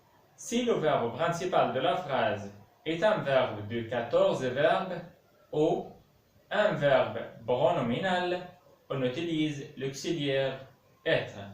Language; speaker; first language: French; non-native, local second language; Arabic